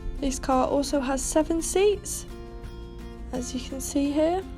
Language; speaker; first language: English; native; English